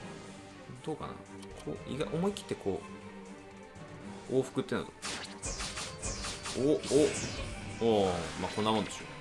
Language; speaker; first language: Japanese; native; Japanese